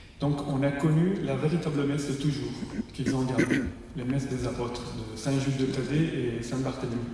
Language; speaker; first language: French; non-native, fluent; Persian